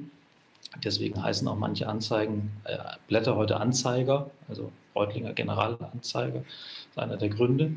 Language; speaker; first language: German; native; German